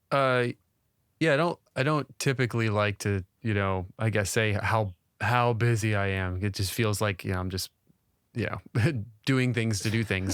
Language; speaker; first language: English; native; English